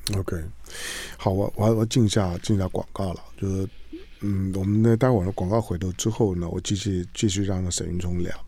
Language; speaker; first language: Chinese; native; Chinese